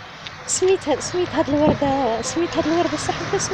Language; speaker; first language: Arabic; native; Arabic